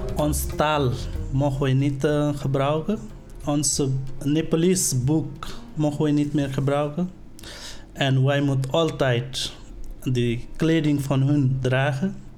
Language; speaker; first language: Dutch; non-native, learner; Nepali